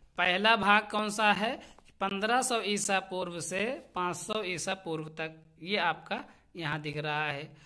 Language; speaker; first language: Hindi; native; Hindi